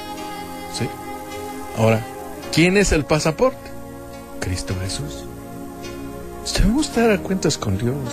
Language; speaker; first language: Spanish; native; Spanish